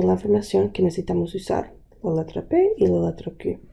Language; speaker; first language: Spanish; non-native, local second language; English